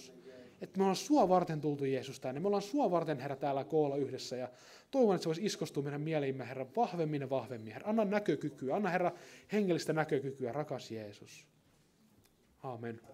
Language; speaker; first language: Finnish; native; Finnish